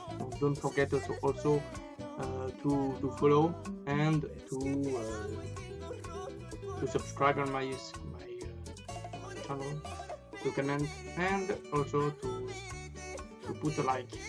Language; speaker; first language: English; non-native, learner; French